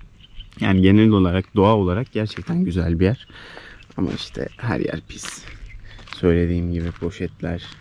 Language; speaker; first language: Turkish; native; Turkish